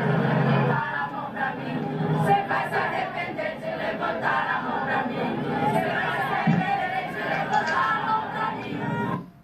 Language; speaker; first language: Portuguese; native; Portuguese